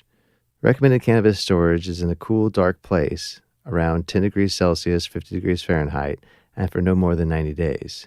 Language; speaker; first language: English; native; English